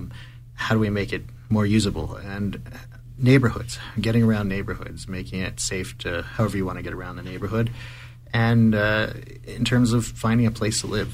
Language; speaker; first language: English; native; English